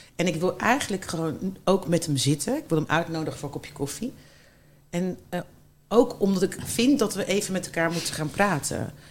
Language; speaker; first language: Dutch; early bilingual, other home language; Turkish